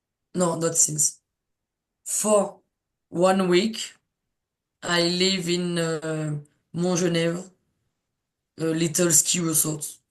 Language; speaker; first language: English; non-native, learner; French